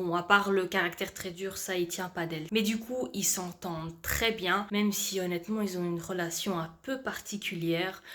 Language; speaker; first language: French; native; French